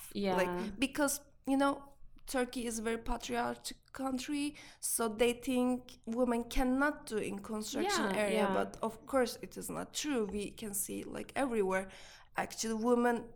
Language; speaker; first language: English; non-native, learner; Turkish